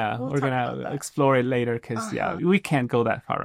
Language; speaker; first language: English; non-native, fluent; Spanish